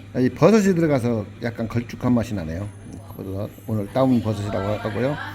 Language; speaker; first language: Korean; native; Korean